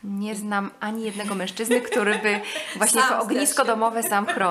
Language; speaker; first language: Polish; native; Polish